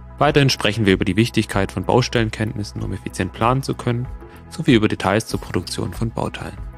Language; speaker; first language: German; native; German